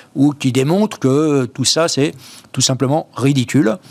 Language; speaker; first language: French; native; French